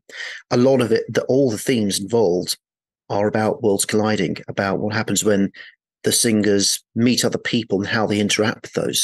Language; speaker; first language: English; native; English